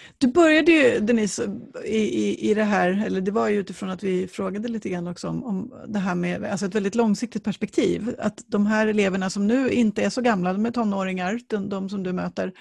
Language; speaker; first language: Swedish; native; Swedish